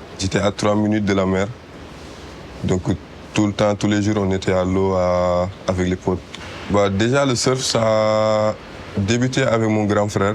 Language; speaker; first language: French; non-native, local second language; Wolof